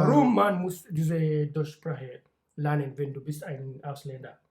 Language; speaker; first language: German; non-native, learner; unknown